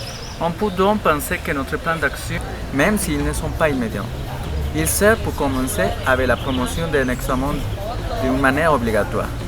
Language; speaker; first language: French; non-native, learner; Spanish